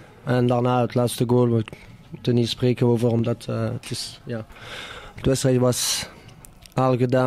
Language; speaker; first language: Dutch; non-native, fluent; French